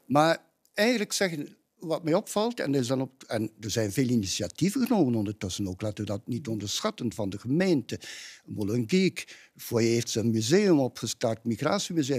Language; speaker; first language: Dutch; native; Dutch